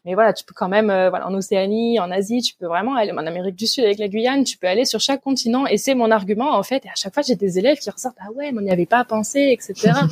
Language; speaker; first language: French; native; French